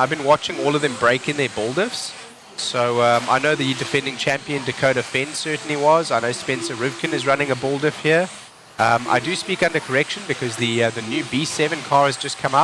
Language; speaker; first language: English; native; English